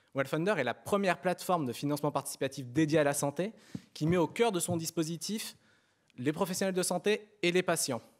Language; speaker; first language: French; native; French